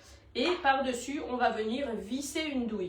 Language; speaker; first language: French; native; French